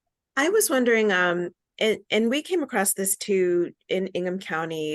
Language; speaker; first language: English; native; English